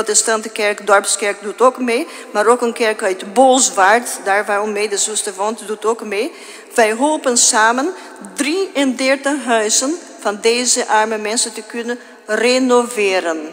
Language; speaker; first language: Dutch; non-native, fluent; Portuguese